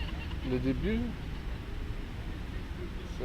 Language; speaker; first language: French; non-native, learner; Portuguese